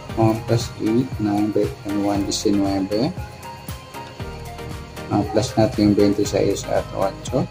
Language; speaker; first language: Filipino; native; Filipino